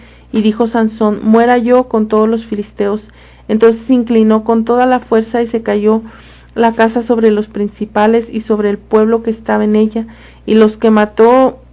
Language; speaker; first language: Spanish; native; Spanish